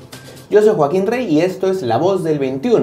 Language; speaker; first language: Spanish; native; Spanish